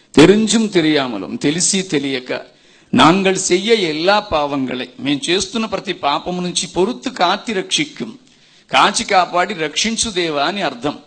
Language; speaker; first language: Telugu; non-native, local second language; Tamil